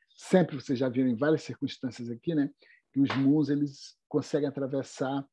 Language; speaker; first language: Portuguese; native; Portuguese